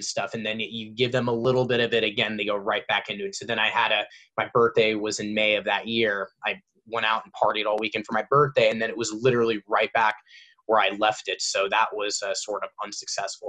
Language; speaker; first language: English; native; English